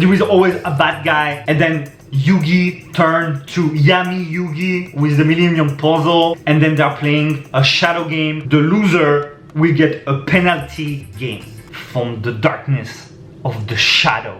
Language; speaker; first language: English; non-native, fluent; French